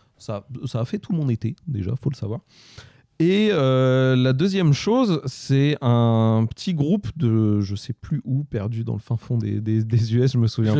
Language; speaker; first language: French; native; French